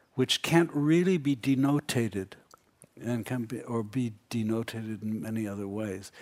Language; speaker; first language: English; native; English